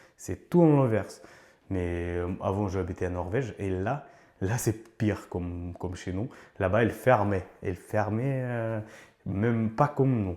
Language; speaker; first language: French; non-native, learner; Ukrainian